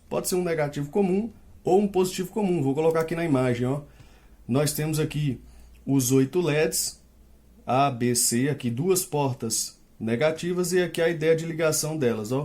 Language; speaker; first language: Portuguese; native; Portuguese